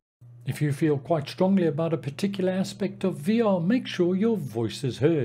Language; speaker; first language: English; native; English